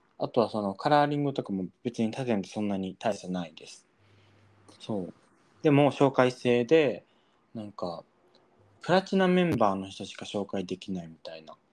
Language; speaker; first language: Japanese; early bilingual, heritage; Japanese